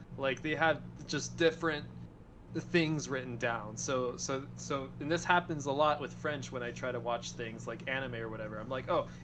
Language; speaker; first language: English; early bilingual, other home language; Spanish